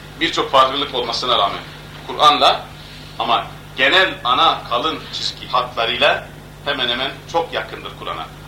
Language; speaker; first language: Turkish; non-native, local second language; Kurdish